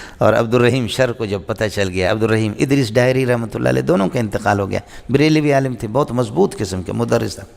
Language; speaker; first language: Urdu; non-native, local second language; Brahui